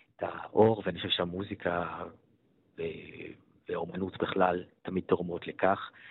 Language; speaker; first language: Hebrew; non-native, fluent; Italian